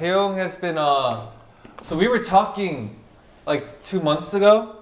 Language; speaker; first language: English; early bilingual, other home language; Korean